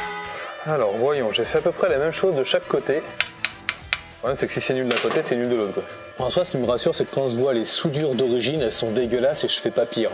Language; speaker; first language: French; native; French